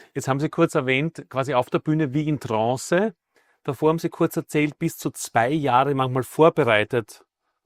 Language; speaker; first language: German; native; German